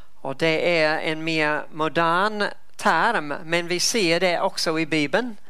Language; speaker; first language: Swedish; non-native, fluent; English